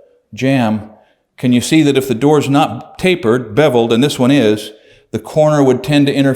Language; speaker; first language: English; native; English